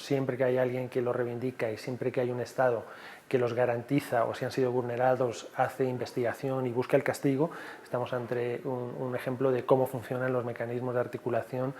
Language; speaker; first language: Spanish; native; Spanish